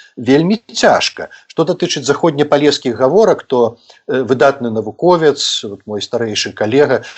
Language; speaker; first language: Belarusian; native; Belarusian